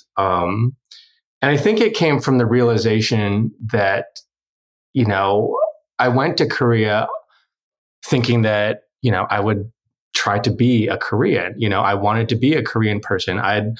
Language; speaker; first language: English; early bilingual, other home language; Korean